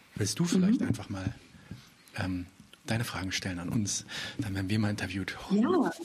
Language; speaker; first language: German; early bilingual, other home language; Arabic